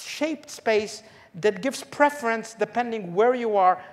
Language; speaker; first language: English; early bilingual, other home language; Polish